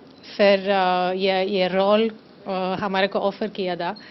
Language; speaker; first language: Hindi; non-native, learner; German